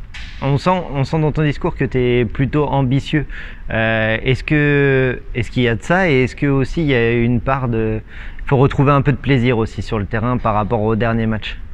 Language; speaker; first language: French; native; French